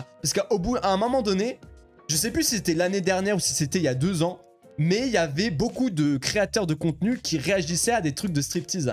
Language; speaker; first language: French; native; French